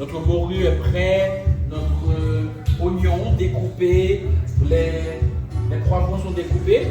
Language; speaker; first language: French; non-native, local second language; Haitian Creole